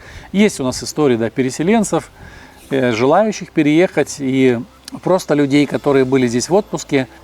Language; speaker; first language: Russian; native; Russian